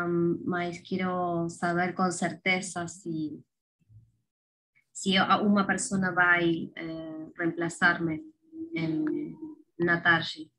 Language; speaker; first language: Portuguese; non-native, fluent; Spanish